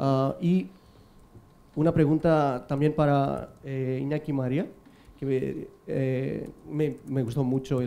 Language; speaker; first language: Spanish; non-native, fluent; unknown